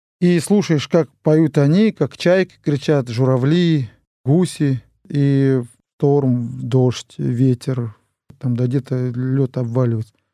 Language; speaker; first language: Russian; non-native, local second language; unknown